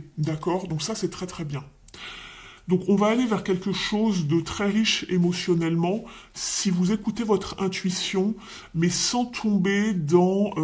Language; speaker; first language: French; native; French